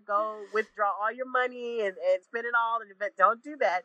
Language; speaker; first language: English; native; English